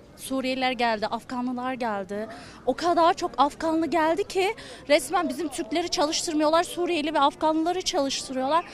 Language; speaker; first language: Turkish; native; Turkish